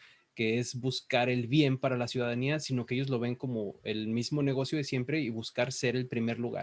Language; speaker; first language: Spanish; native; Spanish